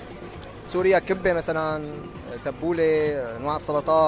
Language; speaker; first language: Arabic; native; Arabic